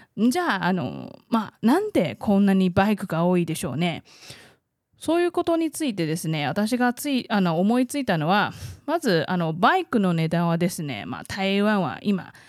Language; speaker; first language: Japanese; non-native, fluent; Chinese